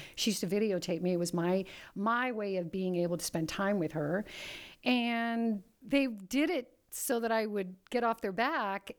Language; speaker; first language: English; early bilingual, other home language; Italian